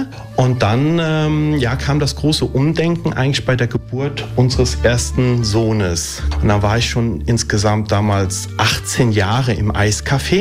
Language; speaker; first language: German; early bilingual, other home language; Italian